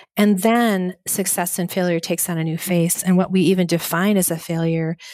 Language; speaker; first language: English; native; English